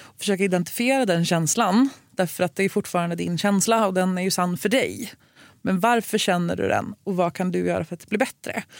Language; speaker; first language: Swedish; native; Swedish